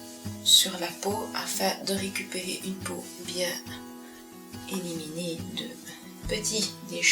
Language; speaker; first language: French; native; French